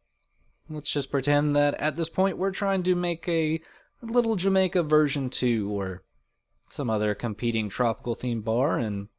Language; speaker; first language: English; native; English